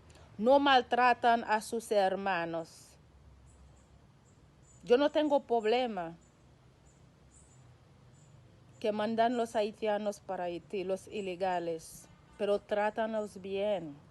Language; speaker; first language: Spanish; non-native, local second language; Haitian Creole